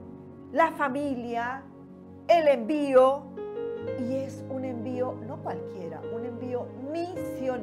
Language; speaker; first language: Spanish; native; Spanish